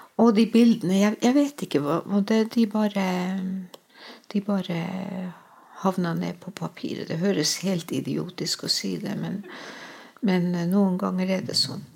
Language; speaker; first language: Norwegian; non-native, local second language; Northern Sami